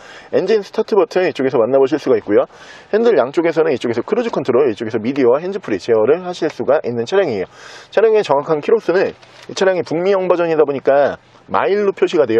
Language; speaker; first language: Korean; native; Korean